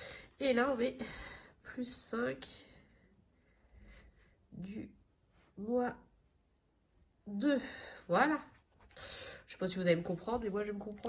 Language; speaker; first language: French; native; French